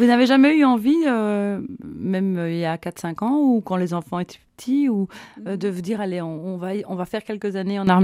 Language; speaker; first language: French; native; French